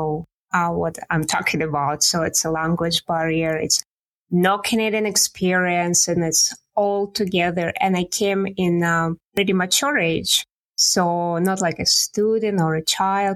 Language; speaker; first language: English; non-native, learner; Russian